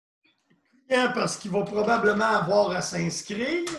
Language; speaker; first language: French; native; French